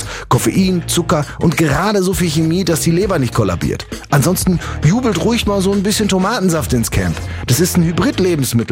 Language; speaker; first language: German; native; German